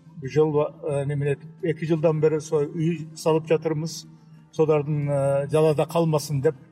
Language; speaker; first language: Kazakh; early bilingual, heritage; Kazakh